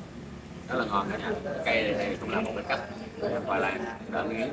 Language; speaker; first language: Vietnamese; native; Vietnamese